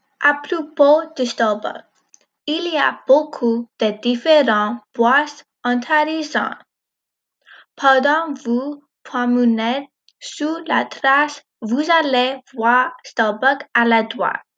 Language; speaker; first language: French; non-native, learner; English